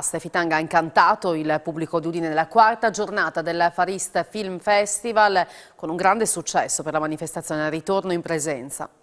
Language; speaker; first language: Italian; native; Italian